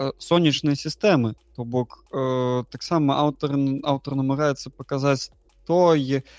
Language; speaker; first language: Belarusian; non-native, local second language; Russian